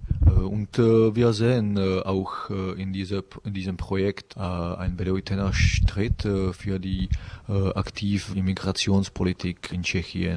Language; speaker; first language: German; non-native, learner; Czech